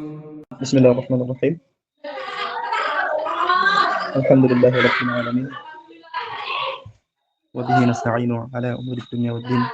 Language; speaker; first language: Arabic; non-native, fluent; Indonesian